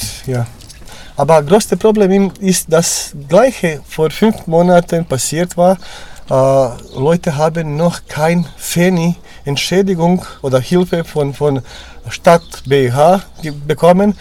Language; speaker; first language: German; non-native, learner; Bosnian